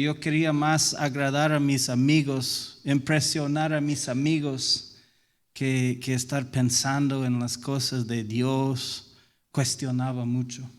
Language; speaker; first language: Spanish; non-native, fluent; English